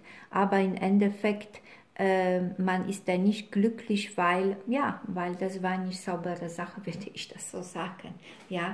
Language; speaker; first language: German; non-native, fluent; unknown